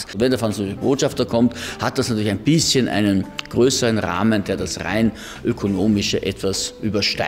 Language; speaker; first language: German; native; German